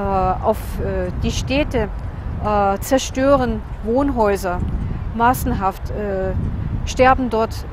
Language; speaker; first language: German; non-native, fluent; Russian